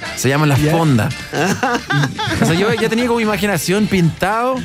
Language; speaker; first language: Spanish; non-native, fluent; English